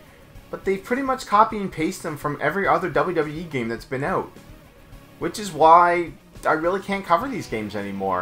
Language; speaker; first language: English; native; English